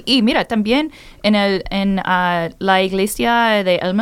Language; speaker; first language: Spanish; non-native, learner; English